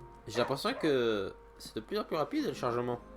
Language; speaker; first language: French; native; French